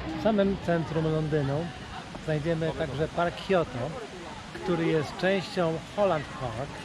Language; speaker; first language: Polish; native; Polish